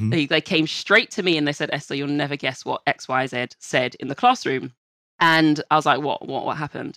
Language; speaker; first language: English; native; English